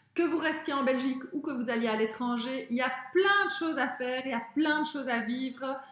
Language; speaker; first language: French; native; French